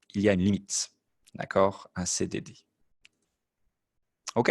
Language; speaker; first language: French; native; French